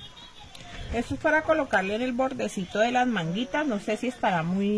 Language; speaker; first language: Spanish; native; Spanish